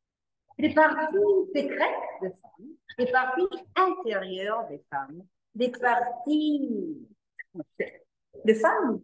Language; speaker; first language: French; non-native, learner; Spanish